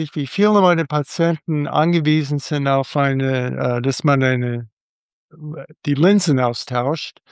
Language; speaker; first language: German; non-native, fluent; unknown